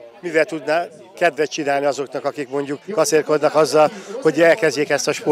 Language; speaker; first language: Hungarian; native; Hungarian